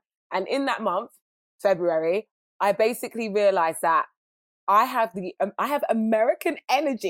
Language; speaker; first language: English; native; English